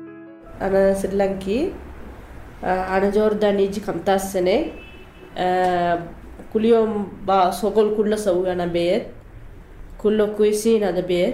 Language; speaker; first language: Arabic; non-native, learner; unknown